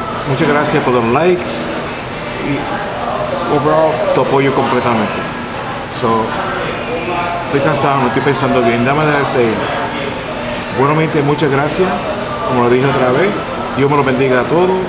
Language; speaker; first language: Spanish; early bilingual, heritage; Spanish